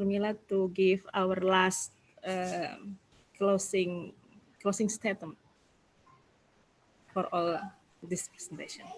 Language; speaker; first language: English; non-native, fluent; Indonesian